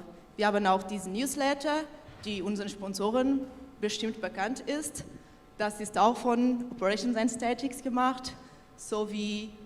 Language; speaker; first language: German; non-native, local second language; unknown